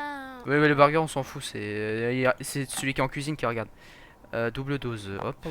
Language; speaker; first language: French; native; French